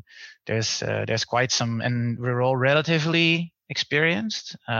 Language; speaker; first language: English; non-native, fluent; Dutch